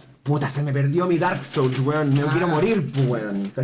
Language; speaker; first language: Spanish; native; Spanish